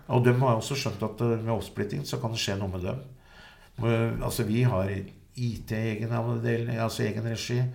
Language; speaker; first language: Norwegian; native; Norwegian